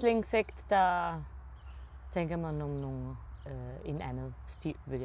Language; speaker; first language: Danish; early bilingual, heritage; German